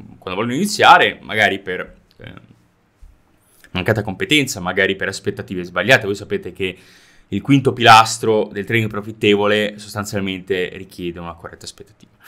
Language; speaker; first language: Italian; native; Italian